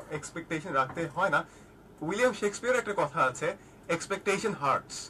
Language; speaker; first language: Bangla; native; Bangla